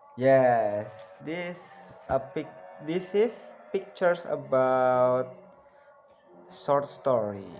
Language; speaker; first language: English; non-native, learner; Indonesian